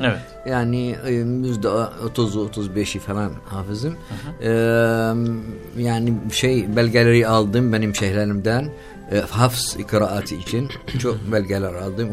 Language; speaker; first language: Turkish; non-native, learner; Arabic